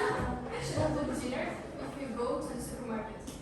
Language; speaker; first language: English; non-native, learner; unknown